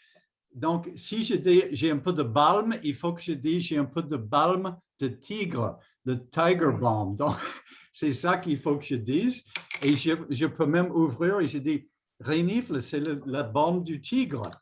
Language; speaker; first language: French; non-native, fluent; English